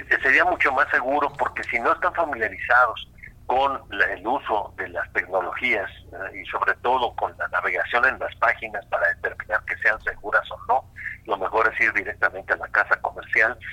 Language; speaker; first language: Spanish; native; Spanish